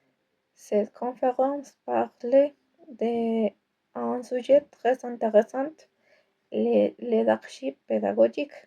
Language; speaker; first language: French; non-native, fluent; Spanish